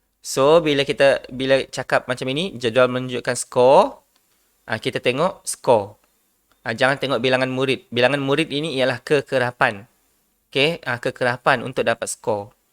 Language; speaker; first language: Malay; non-native, local second language; Iban